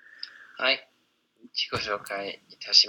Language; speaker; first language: Japanese; non-native, fluent; English